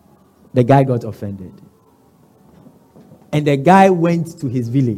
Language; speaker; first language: English; non-native, local second language; Ga